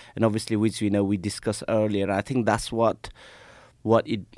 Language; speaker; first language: English; non-native, local second language; Nepali